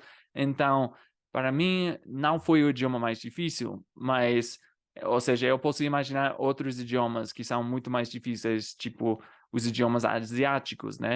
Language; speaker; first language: Portuguese; non-native, fluent; English